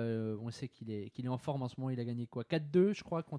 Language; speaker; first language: French; native; French